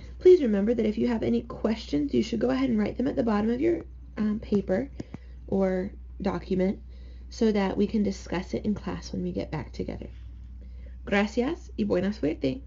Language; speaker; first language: English; native; English